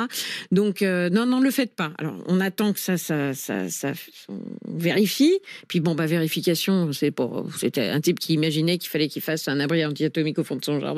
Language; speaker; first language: French; native; French